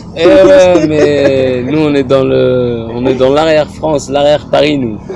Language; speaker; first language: French; early bilingual, other home language; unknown